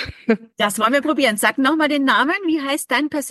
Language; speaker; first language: German; native; German